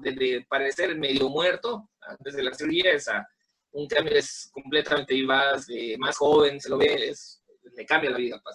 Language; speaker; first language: Spanish; native; Spanish